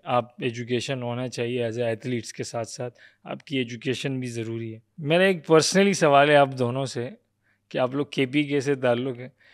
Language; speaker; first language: Urdu; non-native, local second language; Pashto